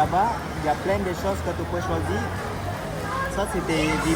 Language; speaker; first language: French; non-native, fluent; Thai